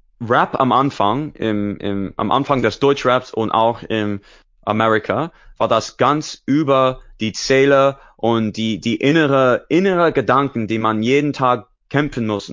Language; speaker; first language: German; non-native, learner; English